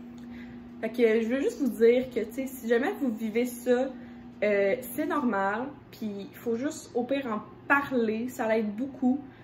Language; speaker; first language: French; native; French